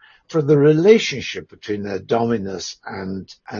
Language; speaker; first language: English; native; English